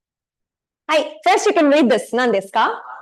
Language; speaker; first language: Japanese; non-native, fluent; Tamil